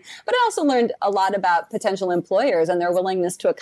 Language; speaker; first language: English; native; English